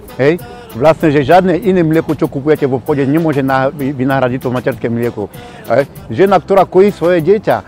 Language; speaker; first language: Slovak; non-native, fluent; Bambara